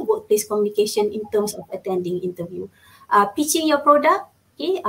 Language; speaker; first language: English; non-native, local second language; Malay